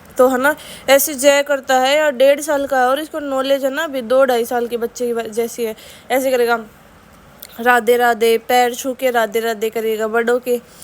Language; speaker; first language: Hindi; native; Hindi